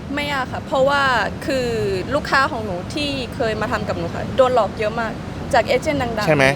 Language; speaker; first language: Thai; native; Thai